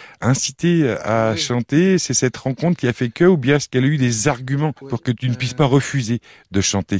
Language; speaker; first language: French; native; French